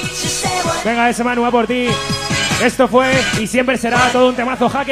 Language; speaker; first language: Spanish; native; Spanish